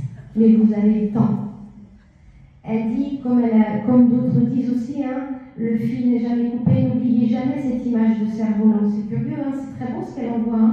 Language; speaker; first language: French; native; French